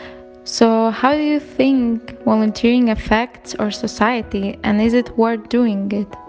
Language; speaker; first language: English; non-native, fluent; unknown